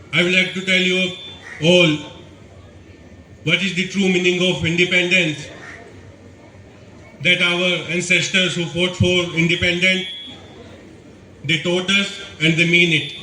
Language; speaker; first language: English; non-native, local second language; Hindi